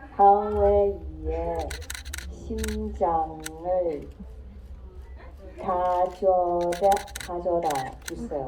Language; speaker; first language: Korean; non-native, learner; Chinese